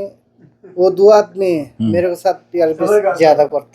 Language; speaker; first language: Hindi; non-native, local second language; Bangla